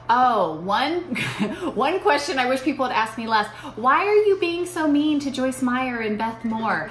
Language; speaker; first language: English; native; English